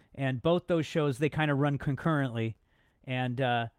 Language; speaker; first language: English; native; English